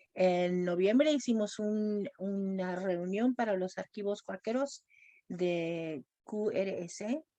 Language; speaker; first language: Spanish; non-native, fluent; English